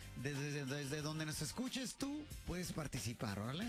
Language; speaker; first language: Spanish; early bilingual, heritage; Spanish